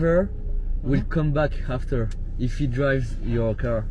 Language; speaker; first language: English; non-native, learner; French